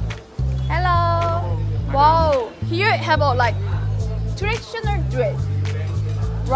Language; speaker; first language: English; non-native, learner; Korean